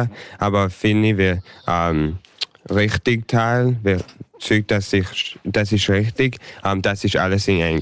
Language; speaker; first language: German; early bilingual, heritage; English